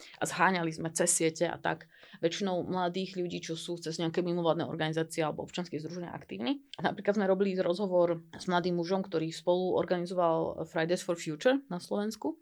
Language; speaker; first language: Slovak; native; Slovak